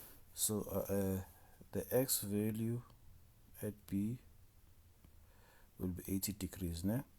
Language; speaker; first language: English; non-native, local second language; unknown